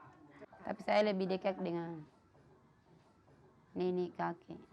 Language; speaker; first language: Indonesian; non-native, local second language; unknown